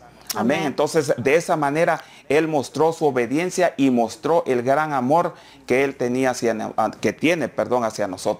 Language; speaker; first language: Spanish; native; Spanish